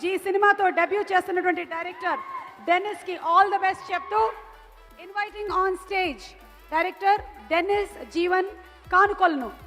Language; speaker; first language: Telugu; native; Telugu